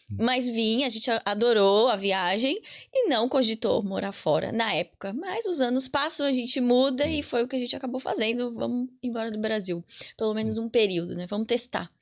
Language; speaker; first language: Portuguese; native; Portuguese